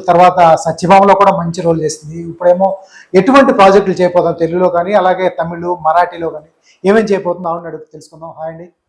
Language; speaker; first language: Telugu; native; Telugu